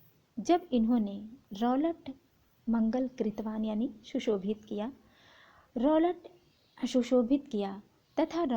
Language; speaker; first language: Hindi; native; Hindi